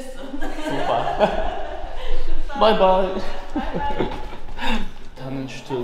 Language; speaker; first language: Turkish; non-native, learner; Arabic